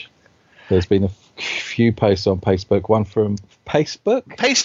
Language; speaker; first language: English; native; English